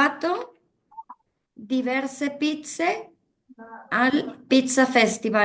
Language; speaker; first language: Italian; non-native, learner; Spanish